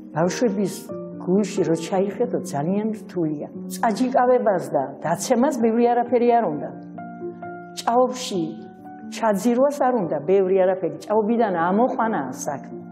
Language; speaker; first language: Georgian; native; Georgian